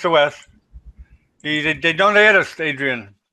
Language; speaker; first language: Spanish; non-native, learner; English